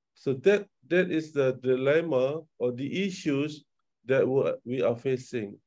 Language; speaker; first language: English; non-native, local second language; Malay